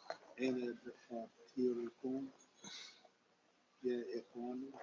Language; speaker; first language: Arabic; non-native, learner; English